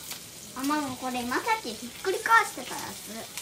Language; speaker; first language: Japanese; early bilingual, other home language; Filipino